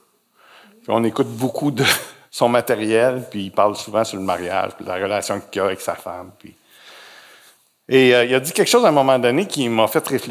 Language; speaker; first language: French; native; French